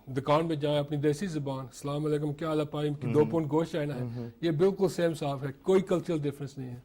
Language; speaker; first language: Urdu; early bilingual, heritage; Urdu